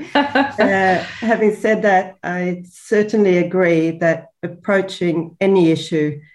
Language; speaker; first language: English; non-native, fluent; Swedish